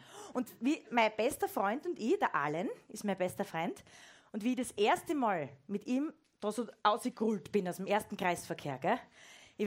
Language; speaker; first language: German; native; German